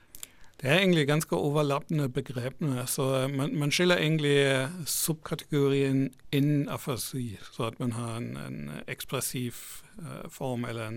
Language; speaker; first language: Norwegian; non-native, fluent; German